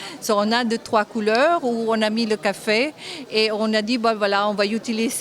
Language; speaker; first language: French; non-native, fluent; Japanese